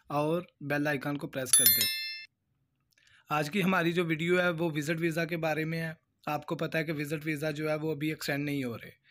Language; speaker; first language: Urdu; non-native, local second language; Punjabi